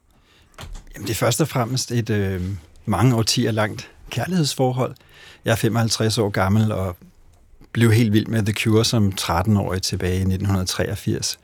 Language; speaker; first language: Danish; native; Danish